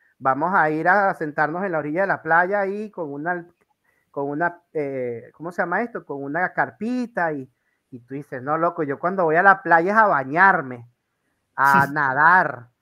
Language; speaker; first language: Spanish; native; Spanish